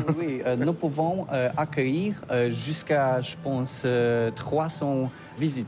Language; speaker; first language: French; non-native, learner; Polish